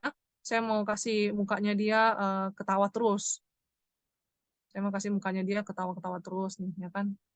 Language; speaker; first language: Indonesian; native; Indonesian